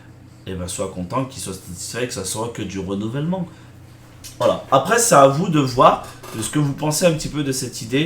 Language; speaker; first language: French; native; French